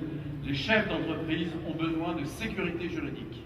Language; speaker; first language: French; native; French